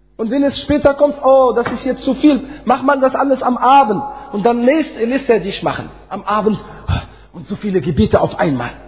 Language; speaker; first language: German; non-native, fluent; Arabic